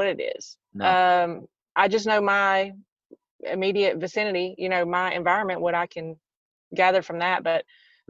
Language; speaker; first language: English; native; English